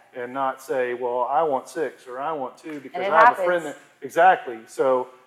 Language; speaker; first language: English; native; English